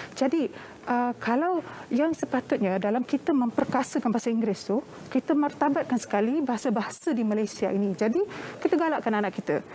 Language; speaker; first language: Malay; native; Malay